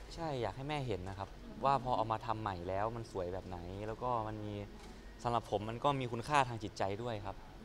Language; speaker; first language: Thai; native; Thai